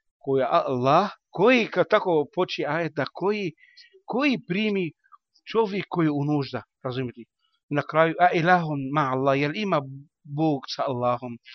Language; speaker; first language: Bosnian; non-native, learner; Arabic